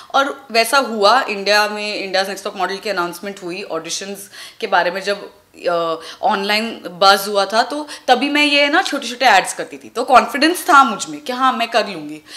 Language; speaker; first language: Hindi; non-native, local second language; Tulu